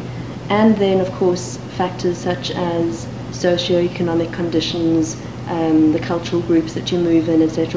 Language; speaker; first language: English; native; English